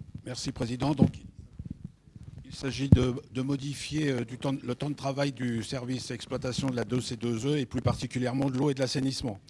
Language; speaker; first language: French; native; French